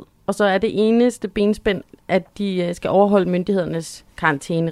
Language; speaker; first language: Danish; native; Danish